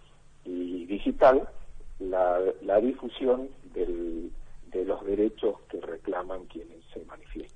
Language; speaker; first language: Spanish; native; Spanish